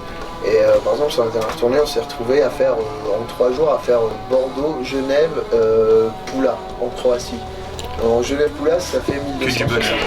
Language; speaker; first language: French; native; French